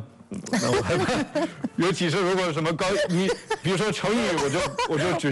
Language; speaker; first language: Chinese; non-native, fluent; English